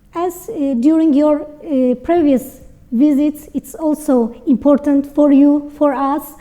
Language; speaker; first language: English; non-native, learner; Azerbaijani